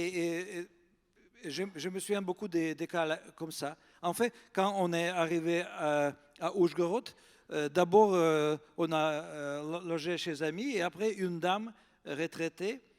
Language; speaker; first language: French; non-native, fluent; Russian